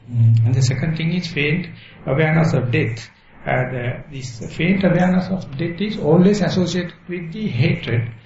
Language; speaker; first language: English; non-native, local second language; Sinhala